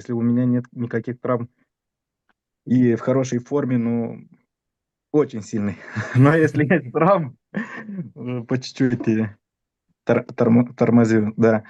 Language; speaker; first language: Russian; non-native, fluent; Romanian